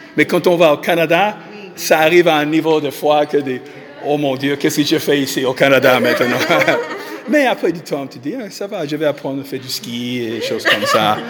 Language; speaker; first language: French; non-native, fluent; English